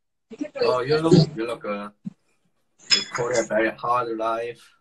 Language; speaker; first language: English; non-native, learner; Korean